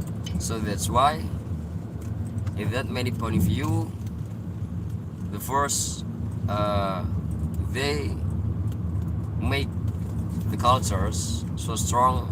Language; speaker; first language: English; non-native, learner; Indonesian